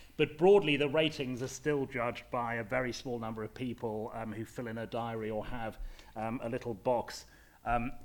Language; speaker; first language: English; native; English